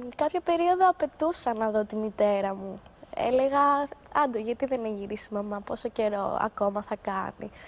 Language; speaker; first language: Greek; native; Greek